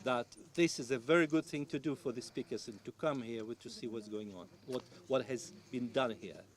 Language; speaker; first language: English; non-native, fluent; Ukrainian